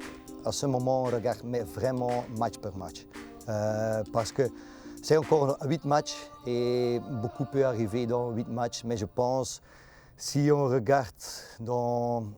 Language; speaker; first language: French; non-native, local second language; Dutch